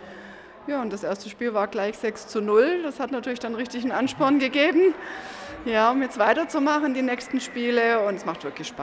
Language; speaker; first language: German; native; German